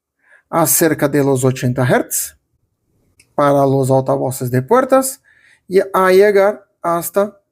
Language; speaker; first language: Spanish; non-native, fluent; Portuguese